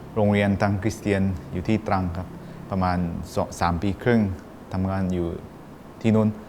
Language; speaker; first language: Thai; non-native, fluent; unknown